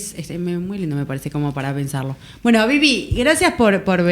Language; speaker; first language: Spanish; native; Spanish